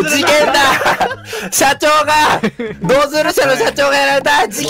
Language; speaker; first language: Japanese; native; Japanese